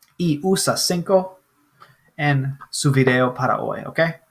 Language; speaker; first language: Spanish; non-native, fluent; English